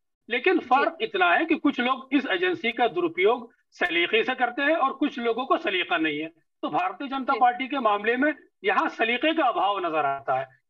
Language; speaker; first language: Hindi; native; Hindi